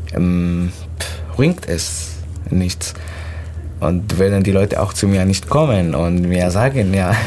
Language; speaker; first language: German; non-native, fluent; Arabic